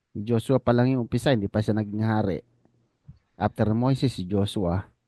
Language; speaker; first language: Filipino; native; Filipino